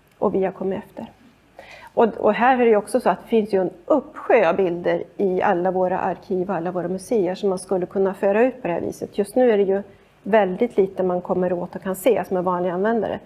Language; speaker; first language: Swedish; native; Swedish